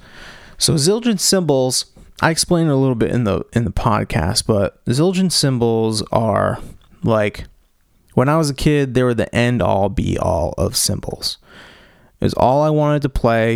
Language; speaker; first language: English; native; English